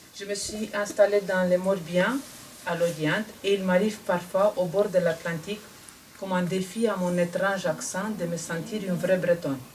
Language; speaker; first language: French; non-native, fluent; Romanian